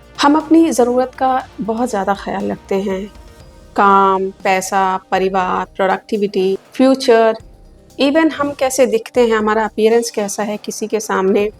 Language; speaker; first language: Hindi; native; Hindi